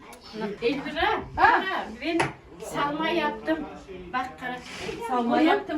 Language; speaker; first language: Turkish; native; Turkish